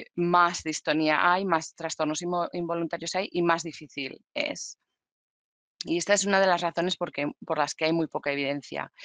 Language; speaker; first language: Spanish; native; Spanish